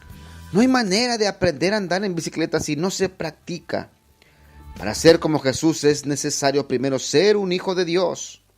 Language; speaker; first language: Spanish; native; Spanish